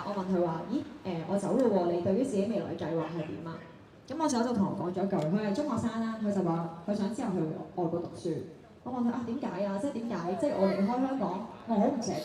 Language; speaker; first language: Cantonese; native; Cantonese